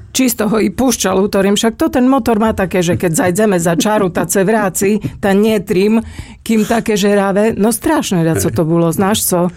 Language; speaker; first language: Slovak; native; Slovak